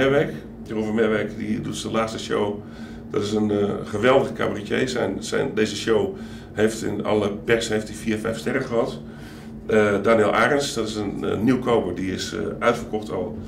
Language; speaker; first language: Dutch; native; Dutch